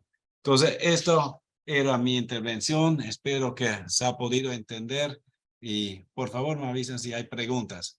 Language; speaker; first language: Spanish; non-native, fluent; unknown